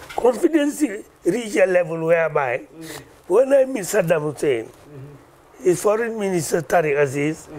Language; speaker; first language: English; non-native, local second language; Wolof